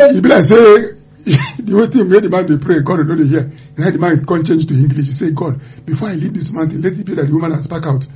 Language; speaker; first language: Nigerian Pidgin; non-native, local second language; Yoruba